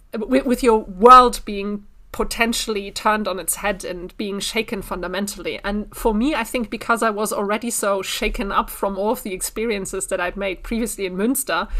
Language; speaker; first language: English; non-native, fluent; German